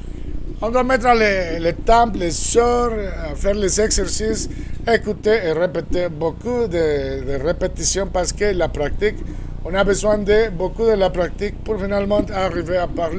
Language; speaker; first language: French; non-native, fluent; Spanish